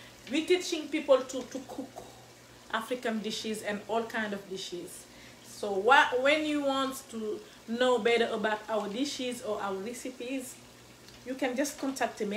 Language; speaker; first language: English; non-native, learner; Wolof